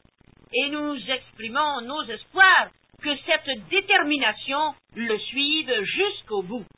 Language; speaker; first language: French; native; French